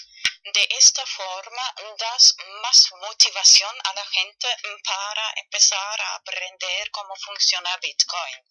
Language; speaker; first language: Spanish; non-native, fluent; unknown